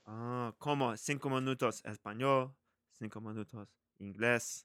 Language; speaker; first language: Spanish; non-native, learner; English